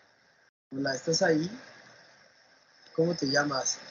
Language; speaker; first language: Spanish; native; Spanish